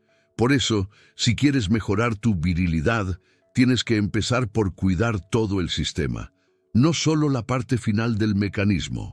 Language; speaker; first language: Spanish; native; Spanish